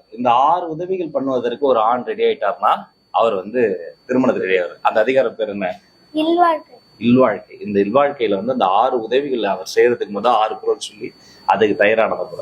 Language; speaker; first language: Tamil; native; Tamil